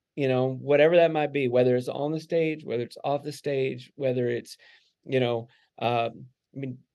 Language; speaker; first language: English; native; English